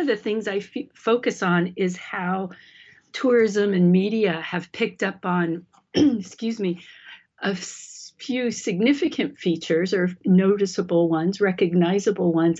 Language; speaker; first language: English; native; English